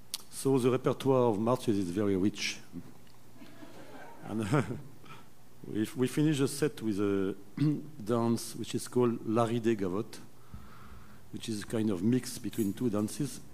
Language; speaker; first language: English; non-native, fluent; French